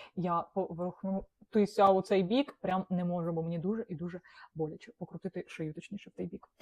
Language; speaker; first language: Ukrainian; non-native, local second language; Russian